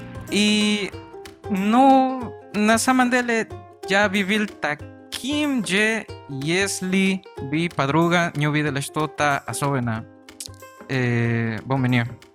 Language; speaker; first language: Russian; non-native, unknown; Spanish